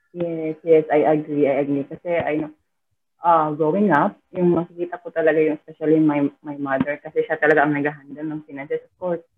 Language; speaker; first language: Filipino; non-native, local second language; Cebuano